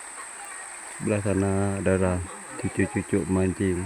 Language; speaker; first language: Indonesian; non-native, local second language; Iban